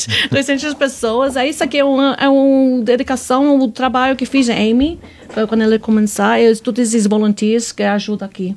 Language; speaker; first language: Portuguese; non-native, fluent; English